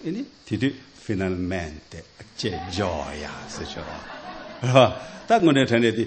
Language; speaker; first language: Italian; non-native, learner; Tibetan